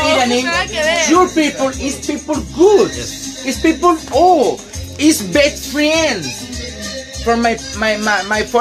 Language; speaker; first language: English; non-native, learner; Spanish